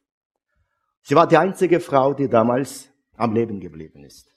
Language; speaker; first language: German; non-native, fluent; Russian